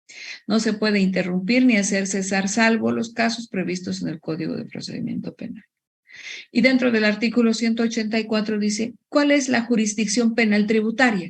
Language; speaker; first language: Spanish; native; Spanish